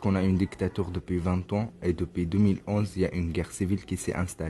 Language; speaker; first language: French; early bilingual, other home language; Arabic